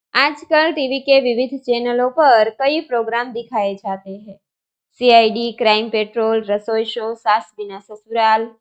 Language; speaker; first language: Hindi; non-native, local second language; Gujarati